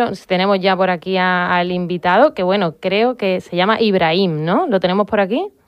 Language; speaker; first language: Spanish; native; Spanish